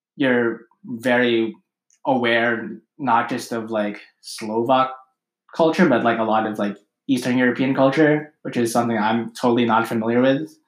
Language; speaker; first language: English; early bilingual, other home language; Filipino